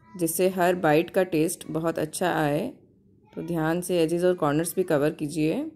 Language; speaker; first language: Hindi; native; Hindi